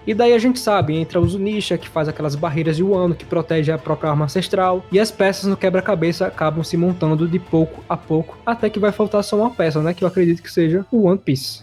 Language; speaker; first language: Portuguese; native; Portuguese